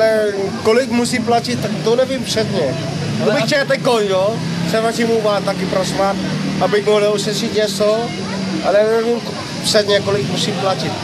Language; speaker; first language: Czech; non-native, learner; Vietnamese